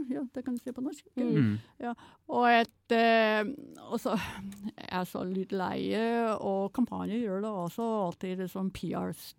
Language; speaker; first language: Norwegian; non-native, fluent; English